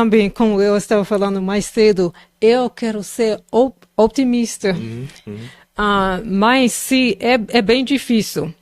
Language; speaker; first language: Portuguese; non-native, fluent; English